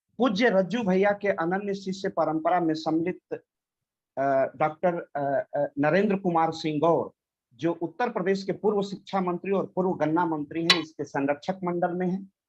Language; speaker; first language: Hindi; non-native, local second language; Bhojpuri